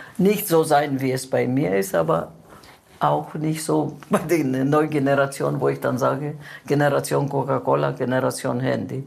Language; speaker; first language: German; non-native, fluent; Greek